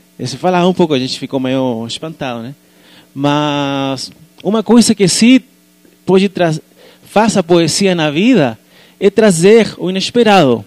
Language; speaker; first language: Portuguese; non-native, fluent; Spanish